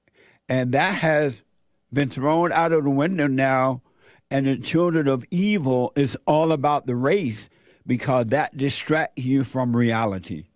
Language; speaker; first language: English; native; English